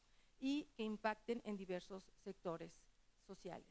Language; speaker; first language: Spanish; native; Spanish